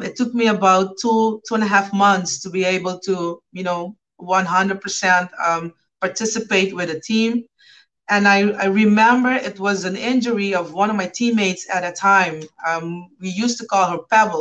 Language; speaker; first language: English; non-native, fluent; Papiamento